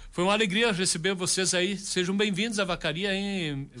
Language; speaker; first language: Portuguese; native; Portuguese